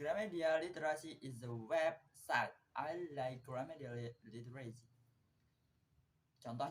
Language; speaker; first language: English; non-native, learner; Indonesian